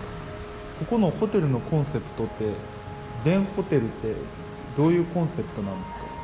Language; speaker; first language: Japanese; native; Japanese